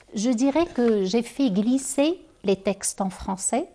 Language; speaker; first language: French; non-native, local second language; Arabic